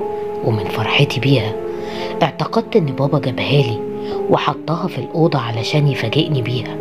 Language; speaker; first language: Arabic; native; Arabic